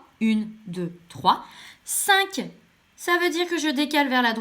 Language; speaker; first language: French; native; French